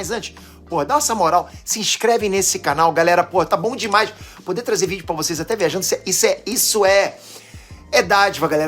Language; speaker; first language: Portuguese; native; Portuguese